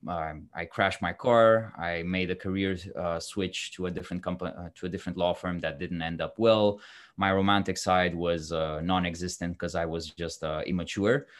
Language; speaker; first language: English; non-native, fluent; Romanian